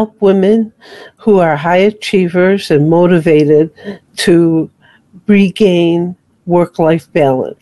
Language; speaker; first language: English; native; English